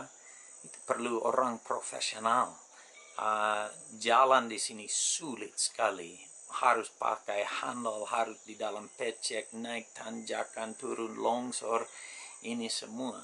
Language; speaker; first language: Indonesian; non-native, fluent; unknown